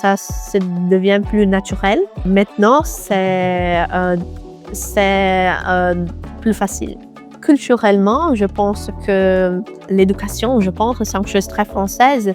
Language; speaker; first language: French; non-native, fluent; Portuguese